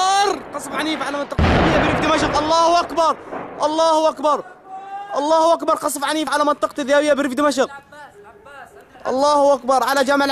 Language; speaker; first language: Arabic; native; Arabic